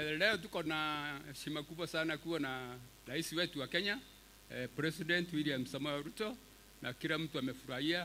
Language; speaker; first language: Swahili; non-native, local second language; Meru